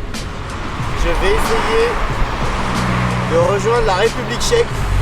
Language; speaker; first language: French; native; French